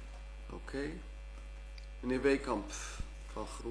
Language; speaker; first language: Dutch; native; Dutch